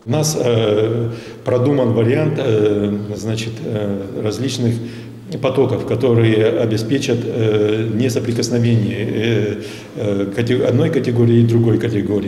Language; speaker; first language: Russian; native; Russian